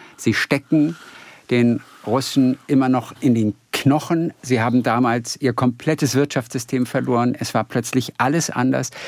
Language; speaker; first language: German; native; German